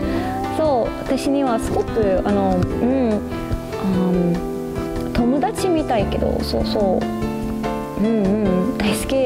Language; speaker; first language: Japanese; non-native, learner; English